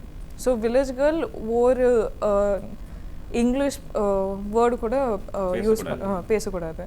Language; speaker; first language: Tamil; non-native, learner; Kodava